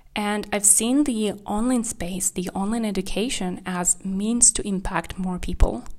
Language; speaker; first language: English; non-native, fluent; Kazakh